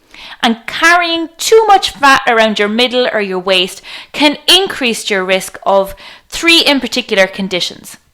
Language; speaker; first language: English; native; English